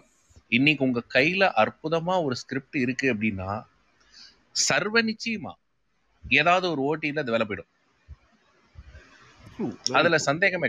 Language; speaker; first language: Tamil; native; Tamil